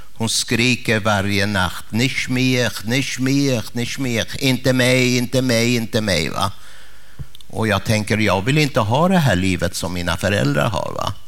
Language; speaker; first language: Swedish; early bilingual, other home language; Polish